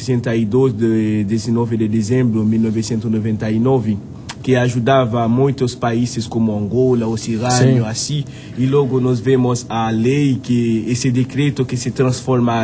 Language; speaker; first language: Portuguese; non-native, fluent; Haitian Creole